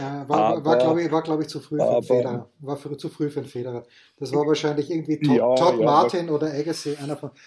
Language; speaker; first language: German; native; German